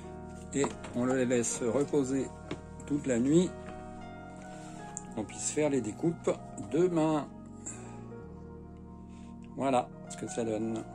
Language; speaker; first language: French; native; French